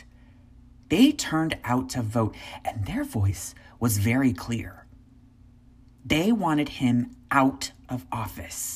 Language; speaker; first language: English; native; English